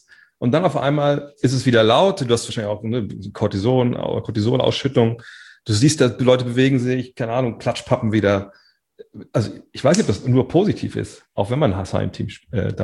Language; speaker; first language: German; native; German